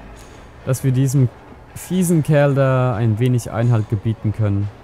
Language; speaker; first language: German; native; German